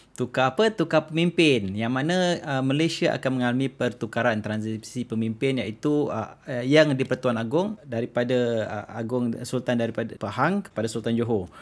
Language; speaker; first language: Malay; native; Malay